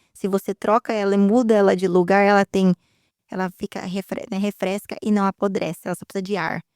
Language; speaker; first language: Portuguese; native; Portuguese